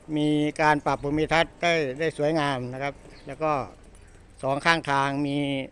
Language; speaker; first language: Thai; non-native, local second language; Northeastern Thai